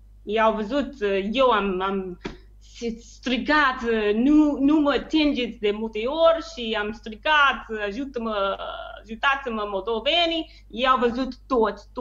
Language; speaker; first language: Romanian; non-native, learner; English